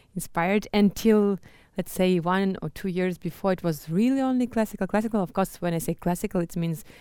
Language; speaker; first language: English; non-native, fluent; Russian